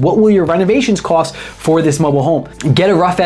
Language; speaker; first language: English; native; English